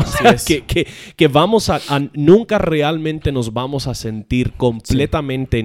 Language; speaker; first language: Spanish; non-native, fluent; English